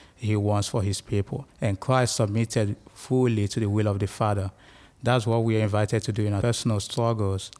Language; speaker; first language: English; non-native, local second language; Igbo